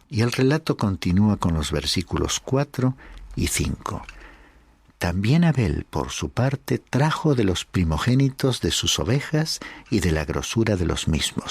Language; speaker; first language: Spanish; native; Spanish